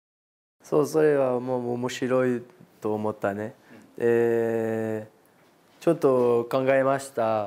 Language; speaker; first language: Japanese; non-native, fluent; French